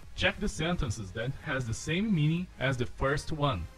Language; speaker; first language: English; non-native, fluent; Portuguese